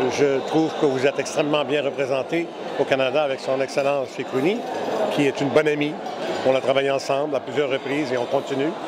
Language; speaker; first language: French; native; French